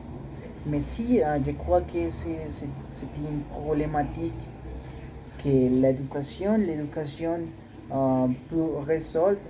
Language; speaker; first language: French; non-native, learner; Spanish